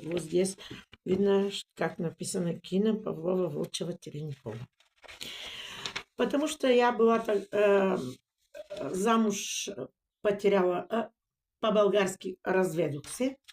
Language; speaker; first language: Russian; non-native, learner; Bulgarian